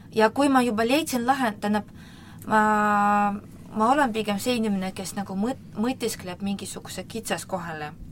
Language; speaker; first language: Estonian; non-native, local second language; Russian